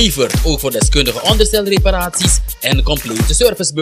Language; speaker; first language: Dutch; native; Dutch